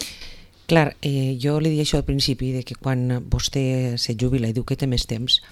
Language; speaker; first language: Catalan; native; Catalan